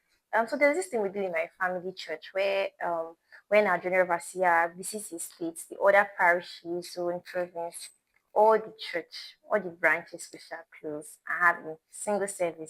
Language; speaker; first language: English; non-native, local second language; Igbo